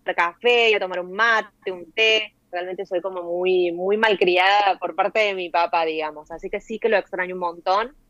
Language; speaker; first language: Spanish; native; Spanish